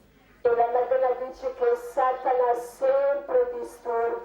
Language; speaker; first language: Italian; non-native, learner; Croatian